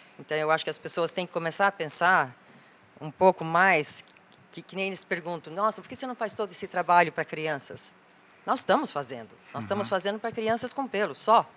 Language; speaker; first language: Portuguese; non-native, fluent; English